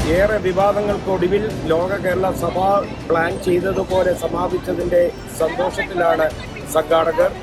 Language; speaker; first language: Malayalam; native; Malayalam